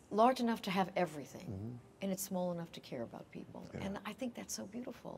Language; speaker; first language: English; native; English